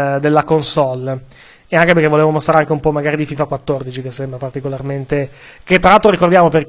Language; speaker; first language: Italian; native; Italian